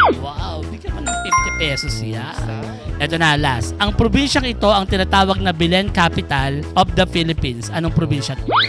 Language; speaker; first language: Filipino; native; Filipino